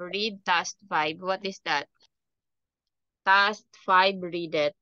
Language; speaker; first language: English; non-native, fluent; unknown